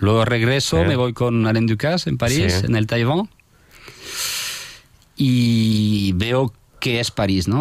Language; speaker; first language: Spanish; non-native, fluent; French